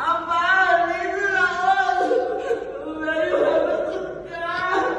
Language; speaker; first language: Hebrew; non-native, learner; Filipino